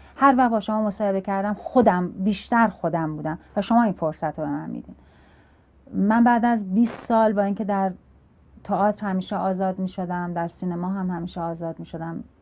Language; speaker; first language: Persian; native; Persian